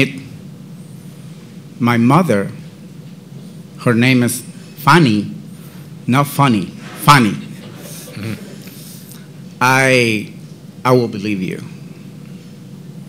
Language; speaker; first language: English; non-native, learner; Spanish